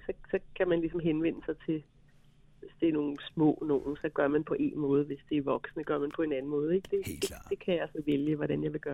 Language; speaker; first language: Danish; native; Danish